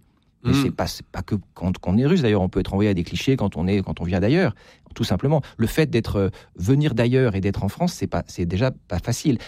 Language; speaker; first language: French; native; French